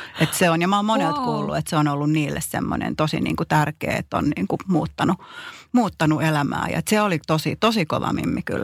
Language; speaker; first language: Finnish; native; Finnish